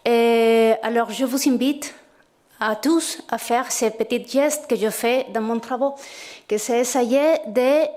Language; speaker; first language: French; non-native, fluent; Spanish